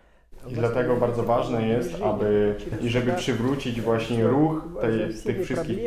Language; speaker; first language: Polish; non-native, fluent; Russian